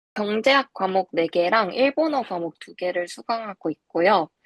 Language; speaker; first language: Korean; native; Korean